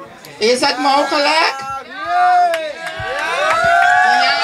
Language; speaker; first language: Dutch; non-native, local second language; Papiamento